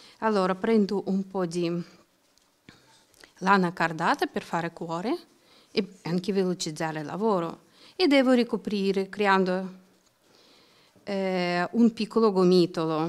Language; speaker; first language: Italian; non-native, learner; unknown